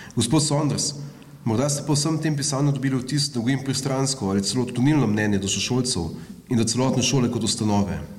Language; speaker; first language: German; non-native, fluent; Slovenian